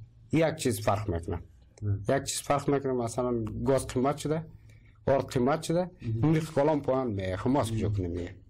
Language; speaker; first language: Persian; native; Persian